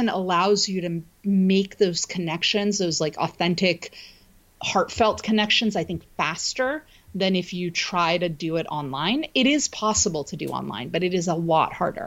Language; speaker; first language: English; native; English